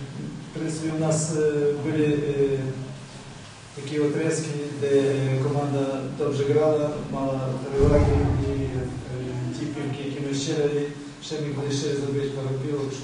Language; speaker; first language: Polish; non-native, learner; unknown